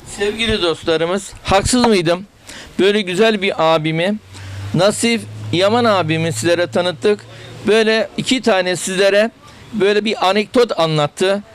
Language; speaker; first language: Turkish; native; Turkish